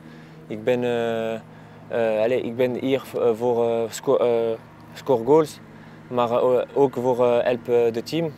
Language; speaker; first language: Dutch; non-native, local second language; Spanish